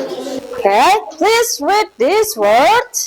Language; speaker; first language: English; non-native, learner; Mongolian